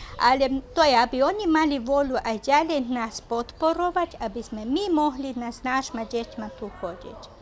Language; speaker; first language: Slovak; native; Slovak